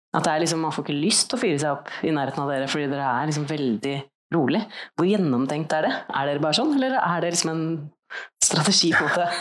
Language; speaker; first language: Norwegian; native; Norwegian